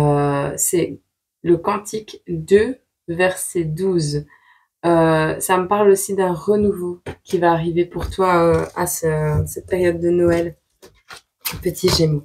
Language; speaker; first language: French; native; French